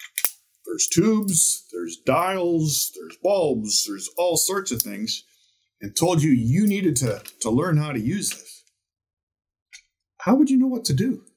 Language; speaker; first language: English; native; English